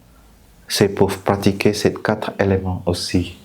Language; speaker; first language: French; non-native, fluent; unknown